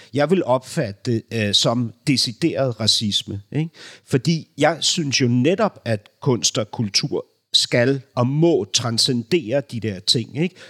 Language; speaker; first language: Danish; early bilingual, other home language; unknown